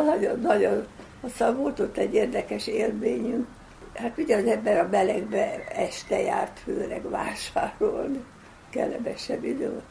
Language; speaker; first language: Hungarian; native; Hungarian